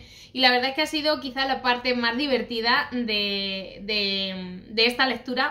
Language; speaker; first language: Spanish; native; Spanish